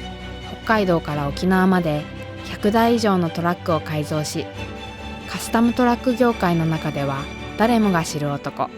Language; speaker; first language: Japanese; native; Japanese